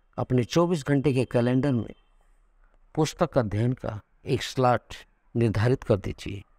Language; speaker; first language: Hindi; non-native, local second language; Kannada